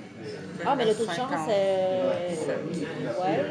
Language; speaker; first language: French; native; French